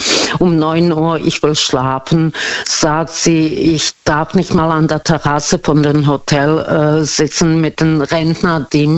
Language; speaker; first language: German; non-native, fluent; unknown